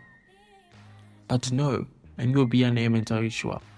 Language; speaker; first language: English; non-native, local second language; Akan